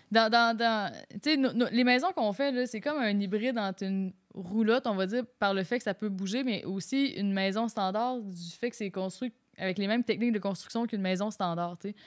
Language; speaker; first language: French; native; French